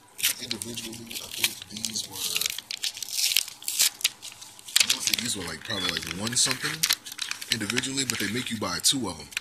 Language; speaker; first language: English; native; English